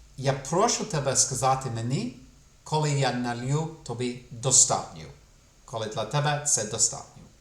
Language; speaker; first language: Ukrainian; non-native, fluent; English